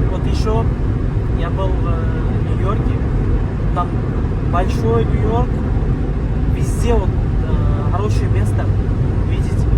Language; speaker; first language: Russian; non-native, learner; Uzbek